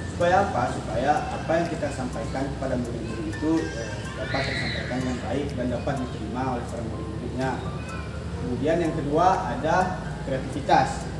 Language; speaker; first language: Indonesian; native; Indonesian